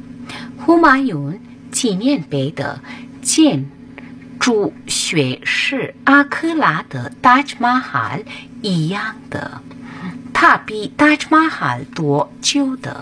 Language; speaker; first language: Chinese; non-native, fluent; Hindi